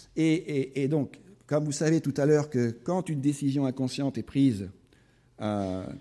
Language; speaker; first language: French; native; French